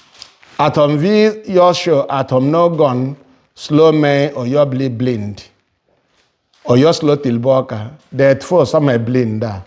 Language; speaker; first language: Swedish; non-native, fluent; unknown